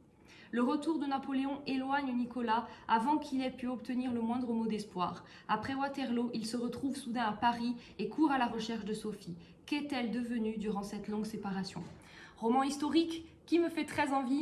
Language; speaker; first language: French; native; French